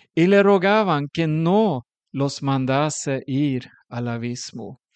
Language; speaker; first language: Spanish; non-native, fluent; Swedish